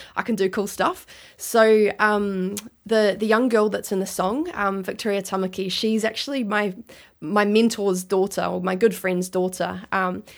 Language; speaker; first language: English; native; English